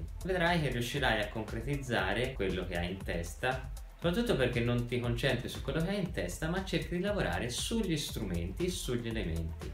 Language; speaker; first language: Italian; native; Italian